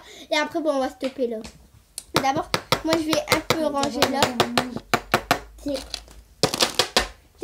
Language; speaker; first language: French; native; French